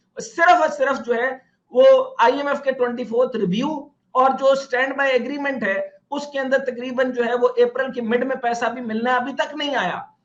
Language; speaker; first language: Urdu; non-native, local second language; Punjabi